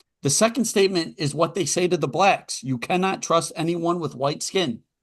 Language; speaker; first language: English; native; English